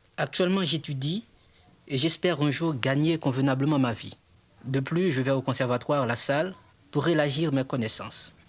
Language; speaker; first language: French; non-native, local second language; Haitian Creole